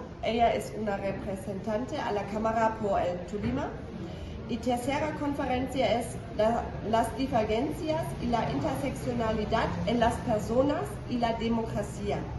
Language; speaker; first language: Spanish; non-native, fluent; German